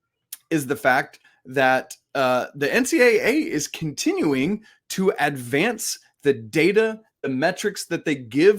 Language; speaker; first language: English; native; English